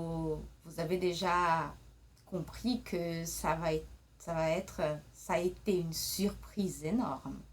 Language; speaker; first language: French; early bilingual, other home language; Portuguese